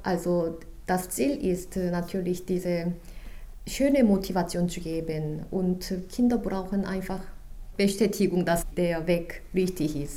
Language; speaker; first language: German; non-native, fluent; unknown